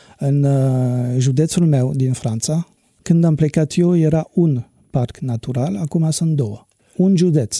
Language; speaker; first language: Romanian; non-native, fluent; French